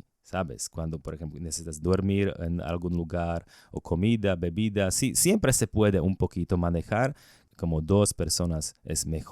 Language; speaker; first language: Spanish; non-native, learner; Slovak